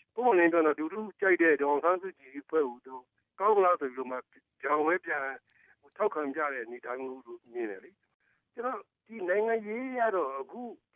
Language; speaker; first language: Burmese; native; Burmese